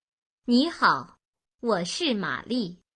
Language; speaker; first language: Chinese; non-native, learner; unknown